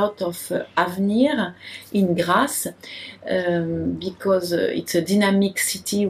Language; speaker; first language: English; non-native, learner; French